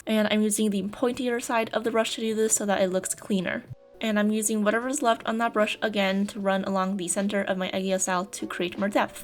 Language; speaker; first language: English; native; English